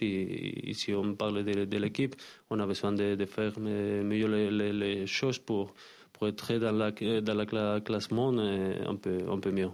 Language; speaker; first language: French; non-native, learner; Spanish